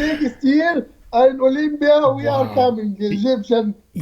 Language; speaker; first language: English; non-native, learner; Arabic